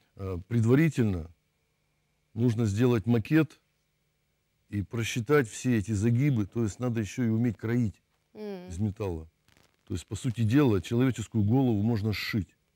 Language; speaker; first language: Russian; native; Russian